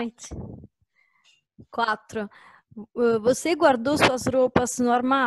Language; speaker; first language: Portuguese; non-native, learner; French